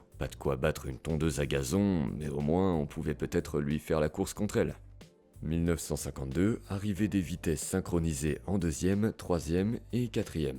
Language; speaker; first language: French; native; French